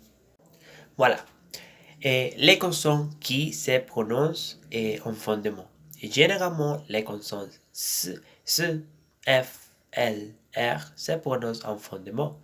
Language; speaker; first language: French; non-native, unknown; Spanish